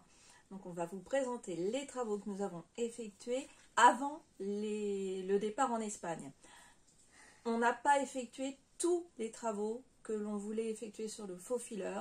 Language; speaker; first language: French; native; French